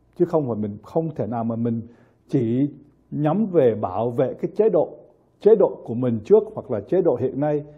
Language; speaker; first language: Vietnamese; early bilingual, heritage; Vietnamese